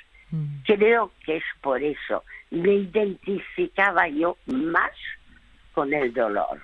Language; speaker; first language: Spanish; early bilingual, other home language; French